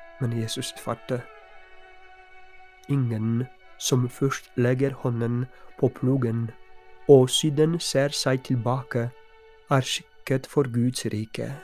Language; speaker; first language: Norwegian; non-native, fluent; Polish